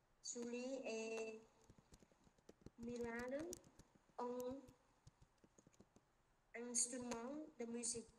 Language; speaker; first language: French; non-native, learner; Khmer